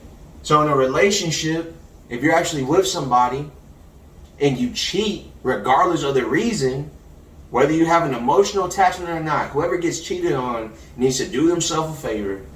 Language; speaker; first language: English; native; English